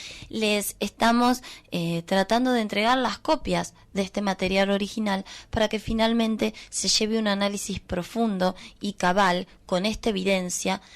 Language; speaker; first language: Spanish; native; Spanish